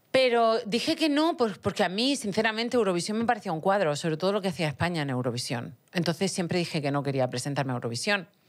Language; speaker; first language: Spanish; native; Spanish